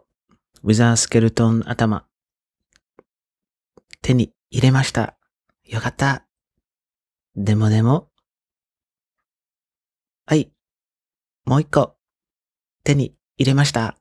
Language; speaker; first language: Japanese; non-native, learner; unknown